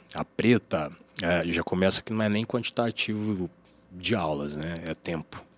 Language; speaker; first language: Portuguese; native; Portuguese